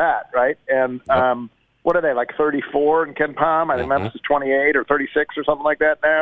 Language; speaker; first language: English; native; English